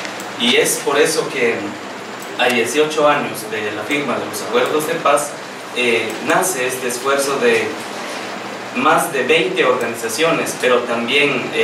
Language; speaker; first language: Spanish; native; Spanish